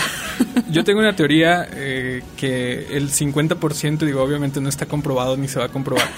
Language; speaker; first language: Spanish; native; Spanish